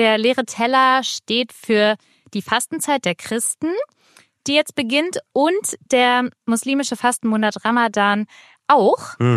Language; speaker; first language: German; native; German